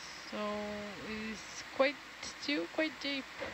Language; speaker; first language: English; non-native, fluent; Portuguese